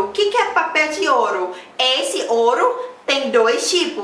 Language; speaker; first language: Portuguese; non-native, learner; Thai